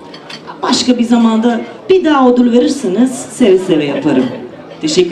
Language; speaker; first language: Turkish; non-native, fluent; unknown